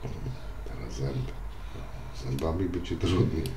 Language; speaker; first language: Polish; native; Polish